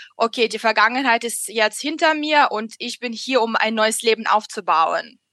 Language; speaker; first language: German; non-native, fluent; Russian